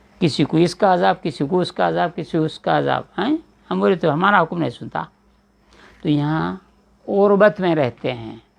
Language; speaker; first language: Urdu; native; Urdu